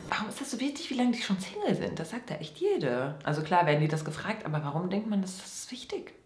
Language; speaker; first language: German; native; German